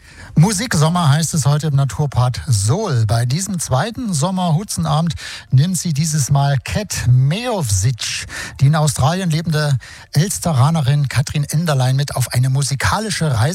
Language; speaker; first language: German; native; German